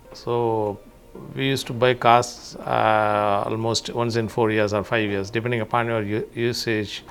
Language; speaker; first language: English; non-native, local second language; Tamil